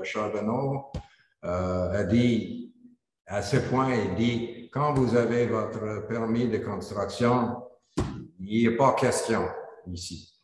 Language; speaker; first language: French; non-native, learner; English